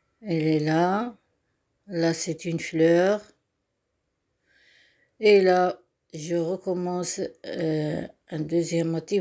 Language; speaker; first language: French; non-native, local second language; Arabic